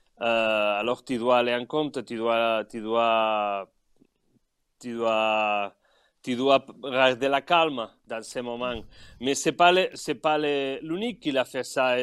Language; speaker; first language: French; non-native, learner; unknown